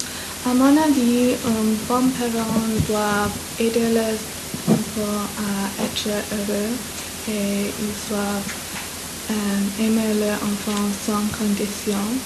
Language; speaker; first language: French; non-native, learner; English